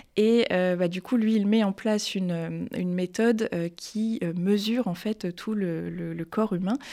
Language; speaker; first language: French; native; French